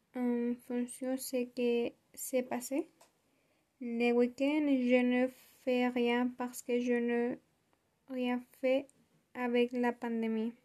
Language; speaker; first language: French; non-native, learner; Spanish